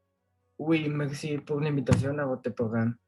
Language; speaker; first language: French; non-native, learner; Spanish